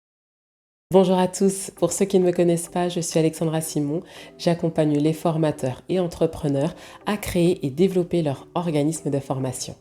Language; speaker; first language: French; native; French